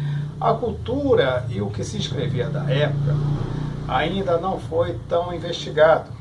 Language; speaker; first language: Portuguese; native; Portuguese